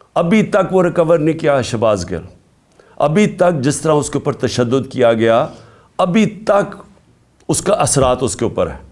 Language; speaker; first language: Urdu; native; Urdu